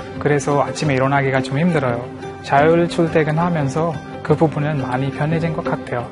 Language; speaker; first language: Korean; non-native, fluent; Sinhala